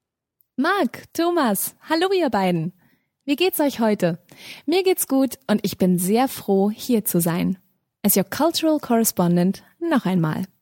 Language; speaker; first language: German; native; German